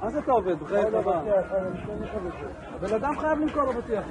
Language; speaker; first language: Hebrew; native; Hebrew